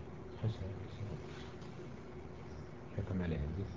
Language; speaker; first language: Arabic; native; Arabic